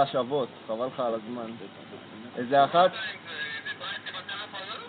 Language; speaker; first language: Hebrew; native; Hebrew